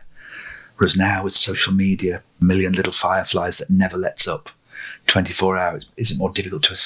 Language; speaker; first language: English; native; English